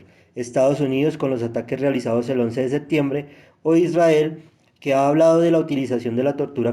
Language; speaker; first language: Spanish; native; Spanish